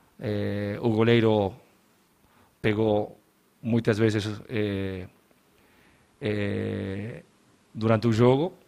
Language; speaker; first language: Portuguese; non-native, learner; Spanish